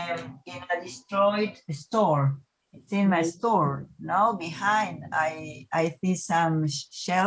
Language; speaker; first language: English; non-native, learner; Spanish